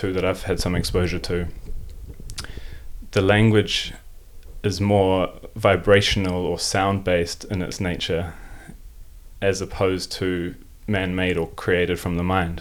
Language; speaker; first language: English; non-native, local second language; German